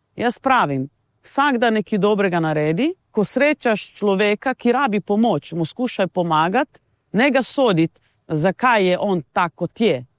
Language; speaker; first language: Slovenian; non-native, local second language; Romany